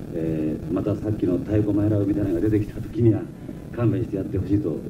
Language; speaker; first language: Japanese; native; Japanese